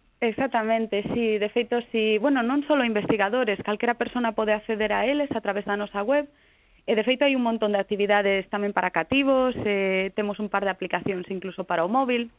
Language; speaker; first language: Galician; non-native, local second language; Spanish